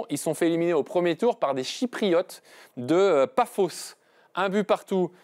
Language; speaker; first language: French; native; French